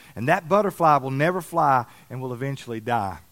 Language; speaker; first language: English; native; English